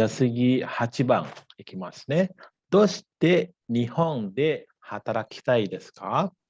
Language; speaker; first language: Japanese; non-native, fluent; Indonesian